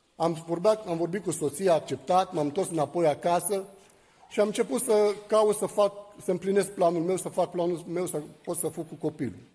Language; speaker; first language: Romanian; non-native, fluent; Arabic